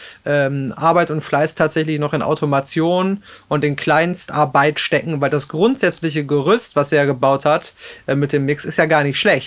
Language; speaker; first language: German; native; German